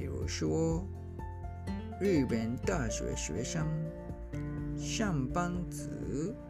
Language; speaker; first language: Chinese; non-native, learner; Japanese